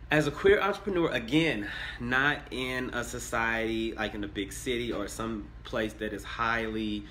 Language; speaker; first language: English; native; English